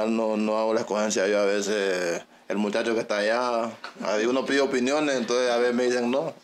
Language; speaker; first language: Spanish; native; Spanish